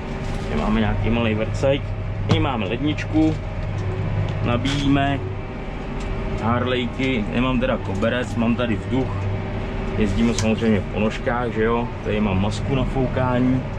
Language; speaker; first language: Czech; native; Czech